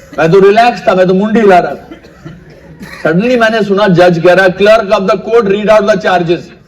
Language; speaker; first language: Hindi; native; Hindi